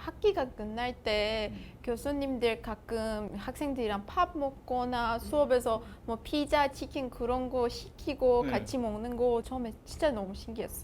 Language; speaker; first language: Korean; non-native, fluent; Persian